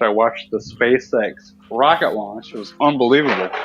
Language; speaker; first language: English; native; English